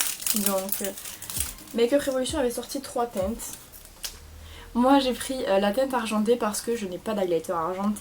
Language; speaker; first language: French; native; French